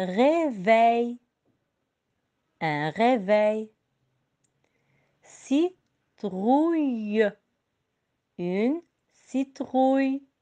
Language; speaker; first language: French; non-native, local second language; Arabic